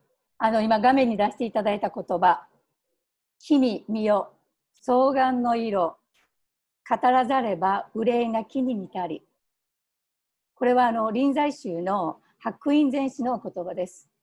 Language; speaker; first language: Japanese; native; Japanese